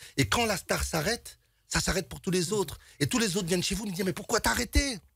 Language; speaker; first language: French; native; French